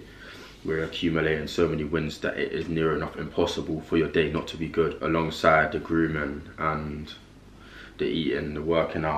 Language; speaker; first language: English; native; English